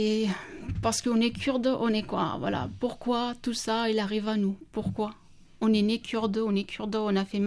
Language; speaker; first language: French; non-native, learner; Kurdish